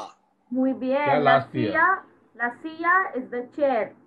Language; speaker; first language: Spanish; non-native, fluent; Hindi